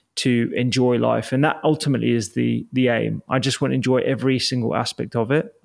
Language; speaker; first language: English; native; English